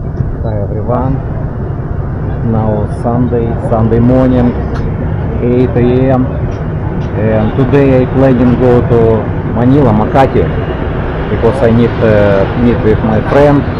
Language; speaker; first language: English; non-native, learner; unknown